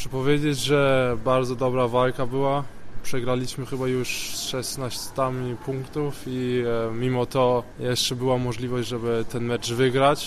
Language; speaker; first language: Polish; early bilingual, heritage; Polish